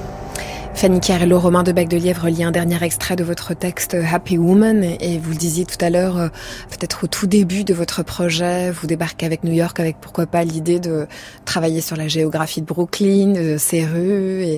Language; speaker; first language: French; native; French